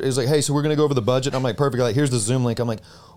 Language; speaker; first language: English; native; English